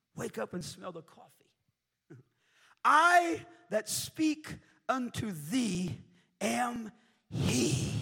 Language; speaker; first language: English; early bilingual, other home language; Portuguese